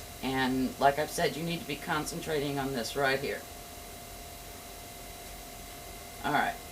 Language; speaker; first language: English; native; English